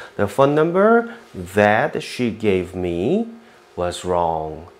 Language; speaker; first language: English; non-native, fluent; Korean